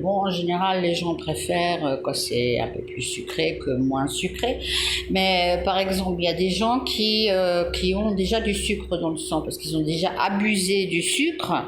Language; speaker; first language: French; native; French